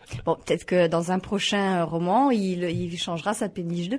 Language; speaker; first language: French; native; French